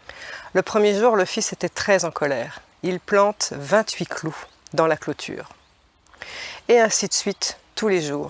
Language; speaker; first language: French; native; French